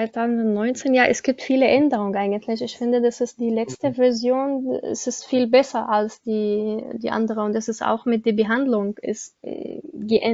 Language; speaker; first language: German; non-native, learner; Arabic